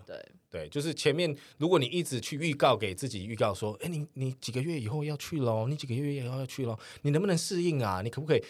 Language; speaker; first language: Chinese; native; Chinese